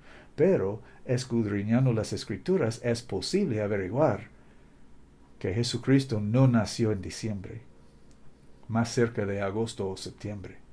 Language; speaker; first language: Spanish; non-native, fluent; English